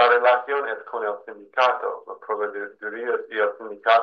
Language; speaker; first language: Spanish; non-native, fluent; English